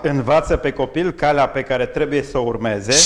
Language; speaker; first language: Romanian; native; Romanian